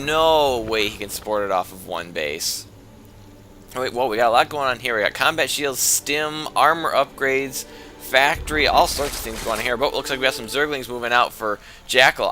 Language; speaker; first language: English; native; English